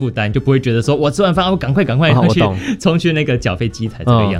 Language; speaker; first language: Chinese; native; Chinese